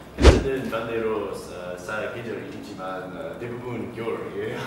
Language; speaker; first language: Korean; non-native, fluent; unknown